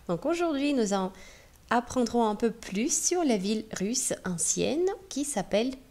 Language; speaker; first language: French; non-native, fluent; Russian